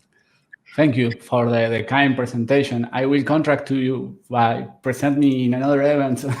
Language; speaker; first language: English; non-native, fluent; Spanish